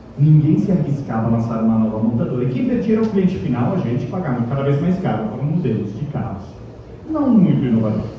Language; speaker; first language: Portuguese; non-native, fluent; Italian